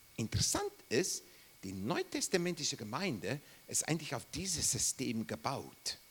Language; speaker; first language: German; non-native, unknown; English